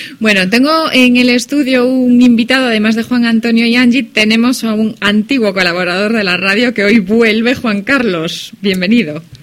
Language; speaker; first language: Spanish; native; Spanish